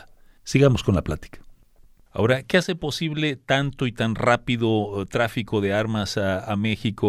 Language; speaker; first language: Spanish; native; Spanish